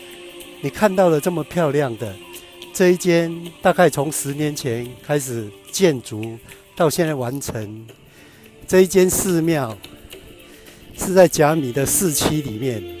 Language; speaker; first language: Chinese; native; Chinese